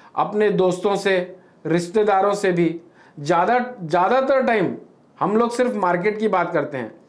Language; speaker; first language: Hindi; native; Hindi